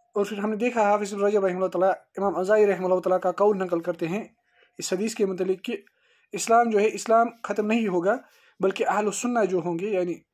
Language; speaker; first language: Urdu; native; Urdu